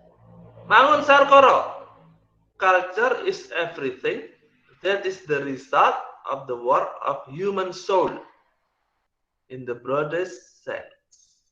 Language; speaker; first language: English; non-native, learner; Indonesian